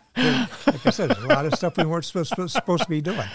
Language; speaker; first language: English; native; English